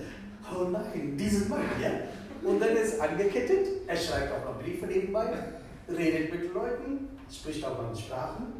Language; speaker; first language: German; non-native, fluent; Tamil